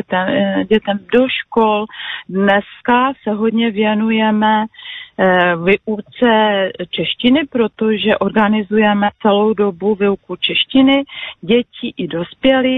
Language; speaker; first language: Czech; non-native, local second language; Polish